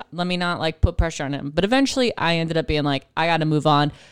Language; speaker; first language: English; native; English